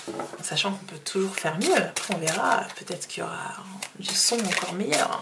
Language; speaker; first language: French; native; French